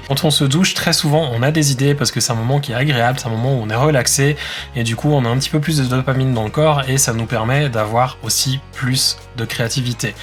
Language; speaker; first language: French; native; French